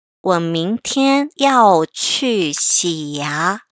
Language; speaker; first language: Chinese; non-native, fluent; Korean